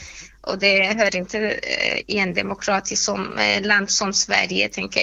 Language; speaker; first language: Swedish; non-native, fluent; Persian